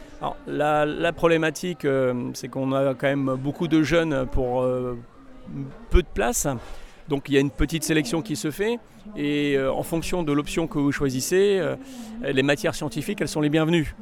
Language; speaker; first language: French; native; French